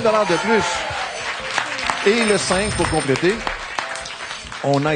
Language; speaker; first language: French; native; French